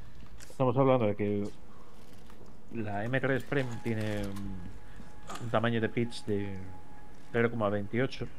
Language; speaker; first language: Spanish; native; Spanish